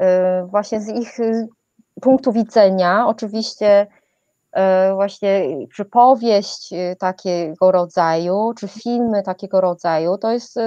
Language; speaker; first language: Polish; non-native, fluent; Chinese